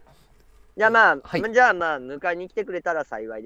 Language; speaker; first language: Japanese; native; Japanese